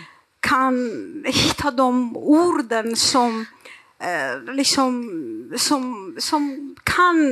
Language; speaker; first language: Swedish; non-native, fluent; Persian